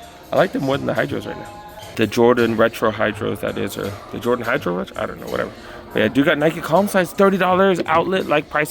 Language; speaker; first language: English; native; English